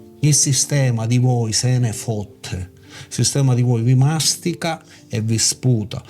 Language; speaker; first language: Italian; native; Italian